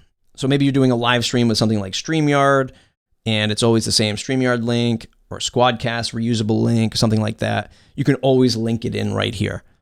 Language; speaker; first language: English; native; English